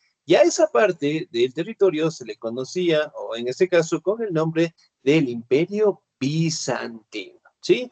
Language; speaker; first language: Spanish; native; Spanish